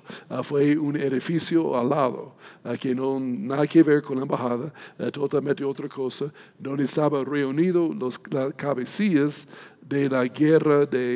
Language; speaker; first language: Spanish; non-native, fluent; English